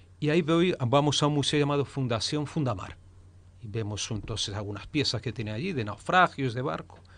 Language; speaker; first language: Spanish; early bilingual, heritage; Spanish